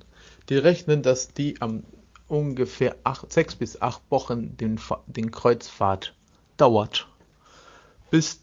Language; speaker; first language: German; non-native, fluent; Spanish